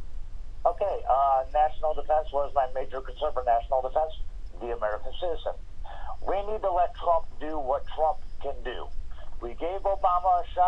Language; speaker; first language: English; native; English